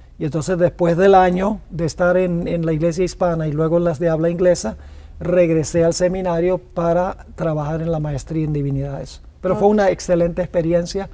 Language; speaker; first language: Spanish; early bilingual, other home language; English